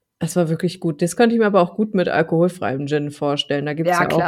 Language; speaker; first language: German; native; German